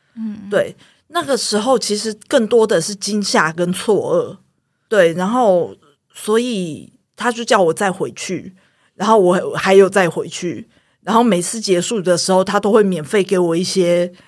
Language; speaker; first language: Chinese; native; Chinese